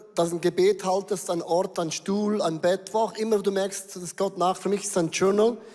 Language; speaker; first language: German; native; German